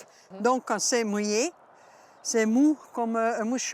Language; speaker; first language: French; non-native, local second language; Dutch